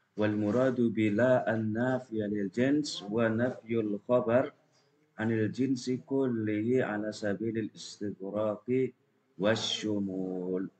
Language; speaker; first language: Arabic; non-native, fluent; Indonesian